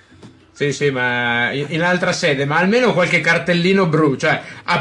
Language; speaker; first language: Italian; native; Italian